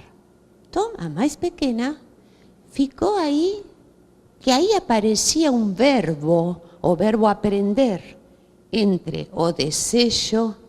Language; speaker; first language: Portuguese; non-native, fluent; Spanish